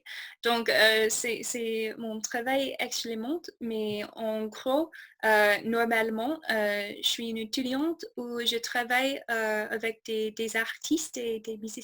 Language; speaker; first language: French; non-native, fluent; English